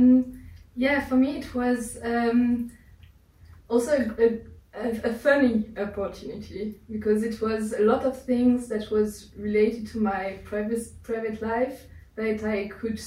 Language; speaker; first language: English; non-native, fluent; German